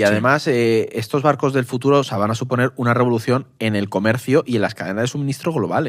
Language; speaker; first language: Spanish; native; Spanish